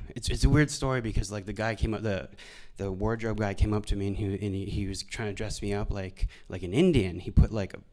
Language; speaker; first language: English; native; English